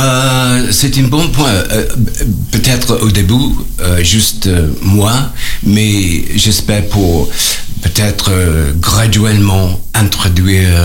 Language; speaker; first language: French; non-native, learner; English